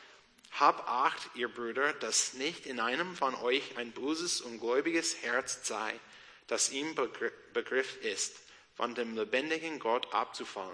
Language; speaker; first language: German; non-native, learner; English